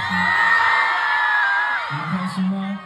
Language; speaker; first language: Chinese; non-native, learner; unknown